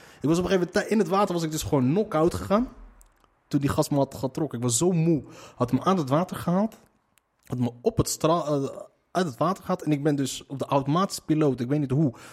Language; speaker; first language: Dutch; early bilingual, other home language; Arabic